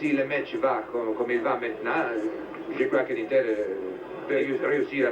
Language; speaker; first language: French; non-native, fluent; Italian